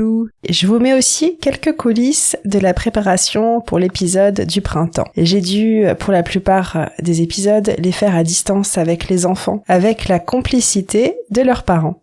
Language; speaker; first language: French; native; French